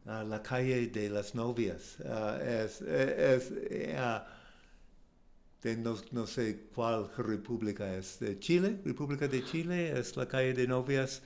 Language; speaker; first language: Spanish; non-native, learner; English